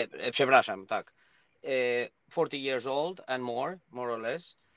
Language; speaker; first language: Polish; non-native, learner; Spanish